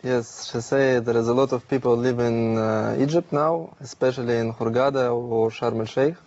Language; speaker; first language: English; non-native, learner; Russian